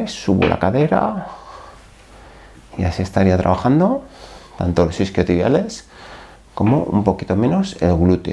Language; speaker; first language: Spanish; native; Spanish